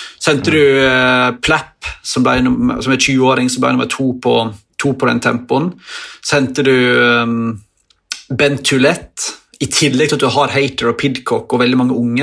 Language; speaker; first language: Norwegian; native; Norwegian